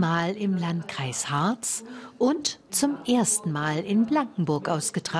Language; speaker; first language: German; native; German